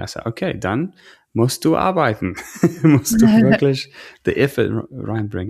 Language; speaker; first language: German; non-native, fluent; English